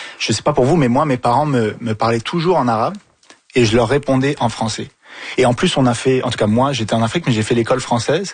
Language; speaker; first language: French; early bilingual, other home language; Arabic